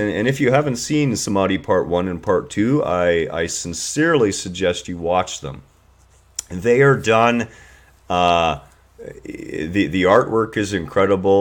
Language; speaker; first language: English; native; English